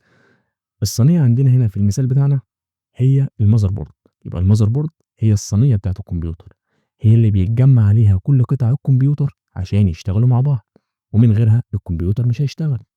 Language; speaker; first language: Arabic; native; Arabic